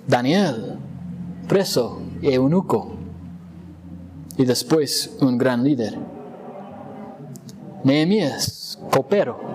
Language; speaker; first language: Spanish; non-native, fluent; English